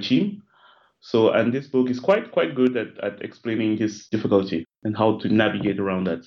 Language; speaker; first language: English; non-native, local second language; French